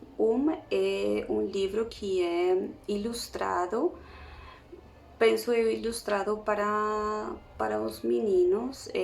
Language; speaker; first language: Portuguese; non-native, learner; Spanish